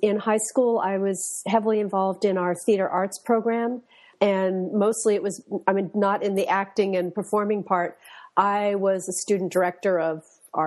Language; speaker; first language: English; native; English